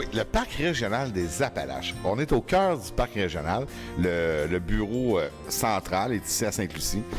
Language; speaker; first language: French; native; French